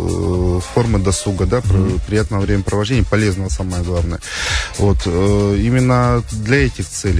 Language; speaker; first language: Russian; native; Russian